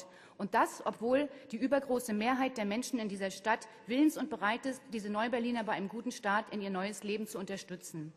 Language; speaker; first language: German; native; German